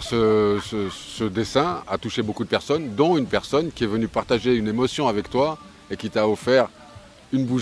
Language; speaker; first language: French; native; French